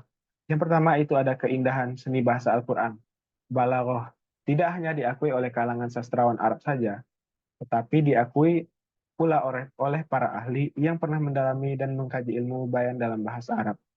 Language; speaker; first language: Indonesian; native; Indonesian